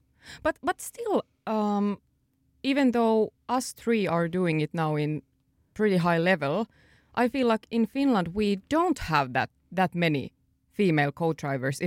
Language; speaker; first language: English; non-native, fluent; Finnish